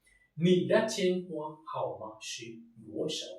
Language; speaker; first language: Chinese; non-native, fluent; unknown